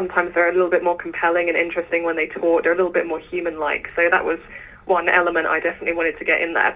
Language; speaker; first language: English; native; English